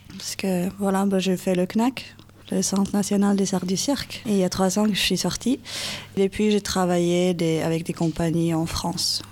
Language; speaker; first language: French; non-native, fluent; Finnish